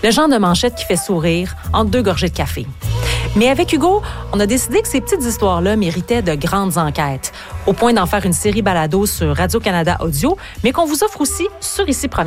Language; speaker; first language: French; native; French